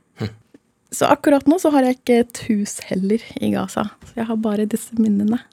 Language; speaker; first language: Norwegian; non-native, fluent; Arabic